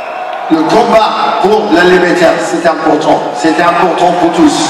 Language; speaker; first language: French; non-native, learner; English